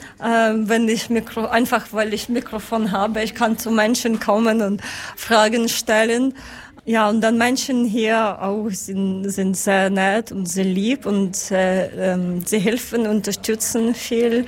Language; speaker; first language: German; non-native, learner; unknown